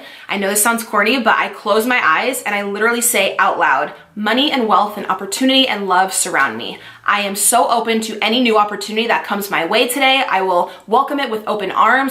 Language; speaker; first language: English; native; English